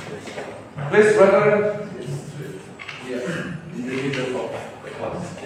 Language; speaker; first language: English; non-native, fluent; Indonesian